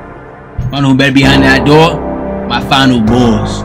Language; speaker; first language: English; native; English